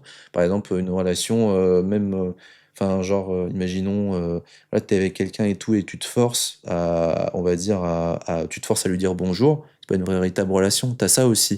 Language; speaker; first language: French; native; French